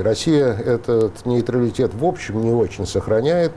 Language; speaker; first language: Russian; native; Russian